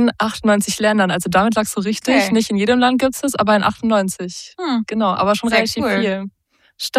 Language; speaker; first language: German; native; German